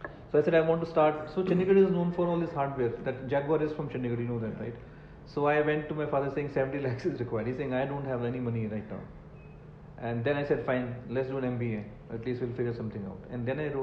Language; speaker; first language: English; non-native, local second language; Punjabi